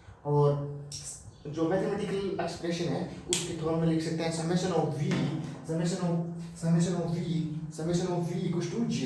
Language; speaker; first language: Hindi; native; Hindi